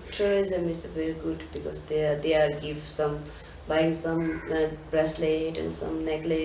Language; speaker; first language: English; non-native, learner; Tibetan